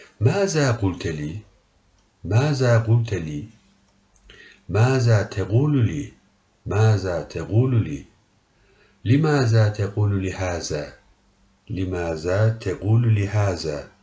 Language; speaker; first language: Arabic; non-native, learner; Turkish